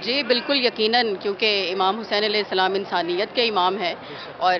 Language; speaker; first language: Urdu; native; Urdu